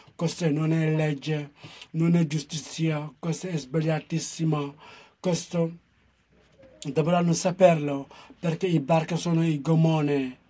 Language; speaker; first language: Italian; non-native, fluent; Wolof